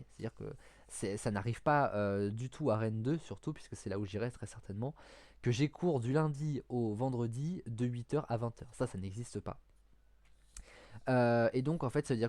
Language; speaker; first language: French; native; French